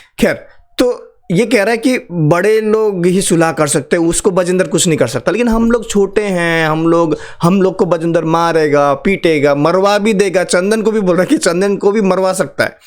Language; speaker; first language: Hindi; non-native, local second language; Nepali